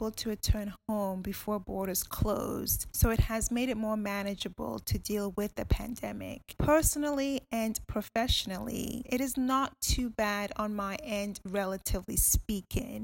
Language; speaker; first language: English; non-native, local second language; Akan